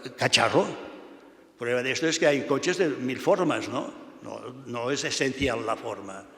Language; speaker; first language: Spanish; non-native, local second language; Catalan